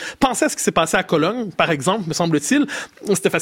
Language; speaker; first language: French; native; French